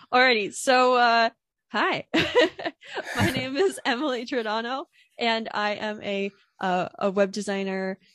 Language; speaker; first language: English; native; English